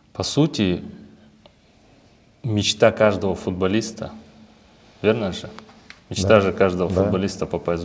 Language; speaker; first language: Russian; native; Russian